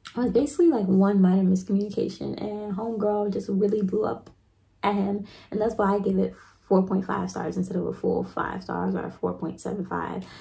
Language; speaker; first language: English; native; English